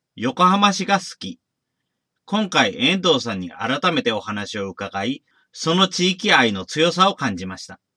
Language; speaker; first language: Japanese; native; Japanese